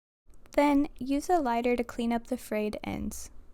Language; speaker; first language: English; native; English